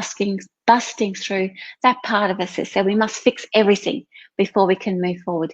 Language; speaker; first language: English; native; English